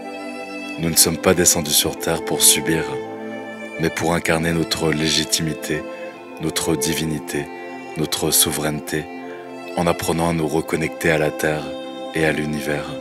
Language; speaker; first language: French; native; French